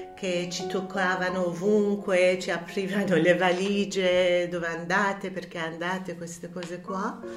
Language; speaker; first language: Italian; non-native, fluent; Persian